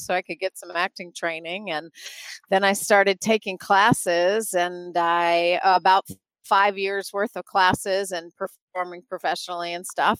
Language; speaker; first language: English; native; English